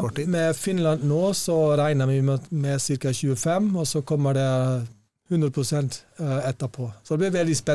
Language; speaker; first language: Norwegian; non-native, fluent; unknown